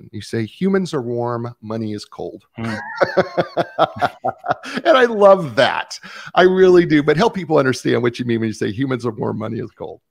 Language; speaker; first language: English; native; English